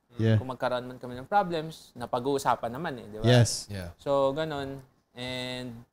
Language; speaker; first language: Filipino; native; Filipino